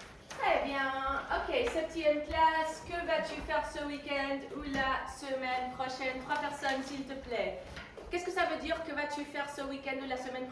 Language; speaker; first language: French; non-native, fluent; Spanish